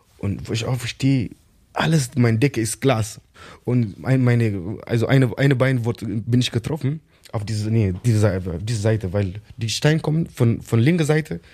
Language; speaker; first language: German; non-native, learner; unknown